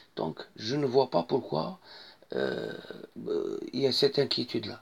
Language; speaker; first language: French; non-native, local second language; Arabic